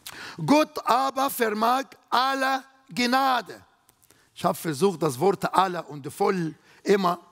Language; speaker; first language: German; non-native, fluent; Arabic